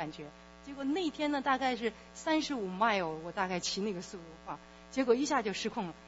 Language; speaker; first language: Chinese; native; Chinese